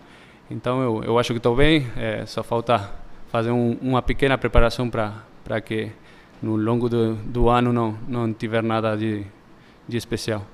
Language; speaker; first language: Portuguese; early bilingual, heritage; Spanish